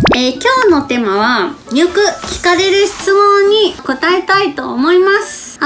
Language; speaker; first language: Japanese; non-native, learner; Spanish